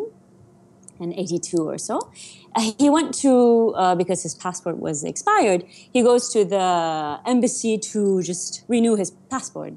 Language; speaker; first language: English; non-native, fluent; Persian